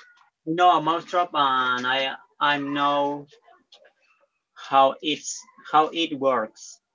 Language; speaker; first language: English; non-native, learner; Spanish